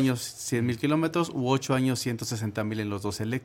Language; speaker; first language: Spanish; native; Spanish